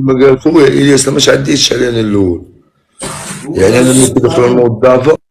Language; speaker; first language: Arabic; native; Arabic